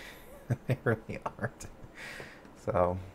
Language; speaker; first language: English; native; English